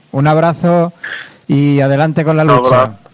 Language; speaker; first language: Spanish; non-native, local second language; Catalan